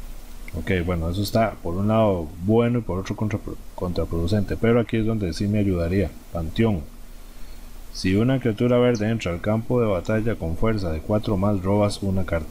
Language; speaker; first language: Spanish; native; Spanish